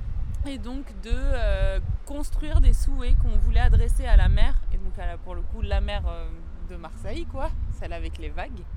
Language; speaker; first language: French; native; French